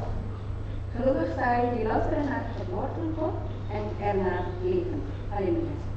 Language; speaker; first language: Dutch; non-native, fluent; Indonesian